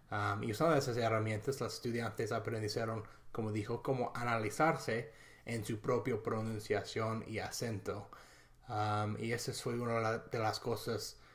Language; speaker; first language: Spanish; non-native, fluent; English